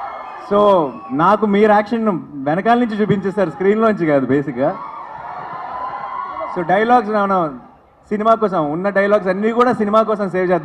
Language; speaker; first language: Telugu; native; Telugu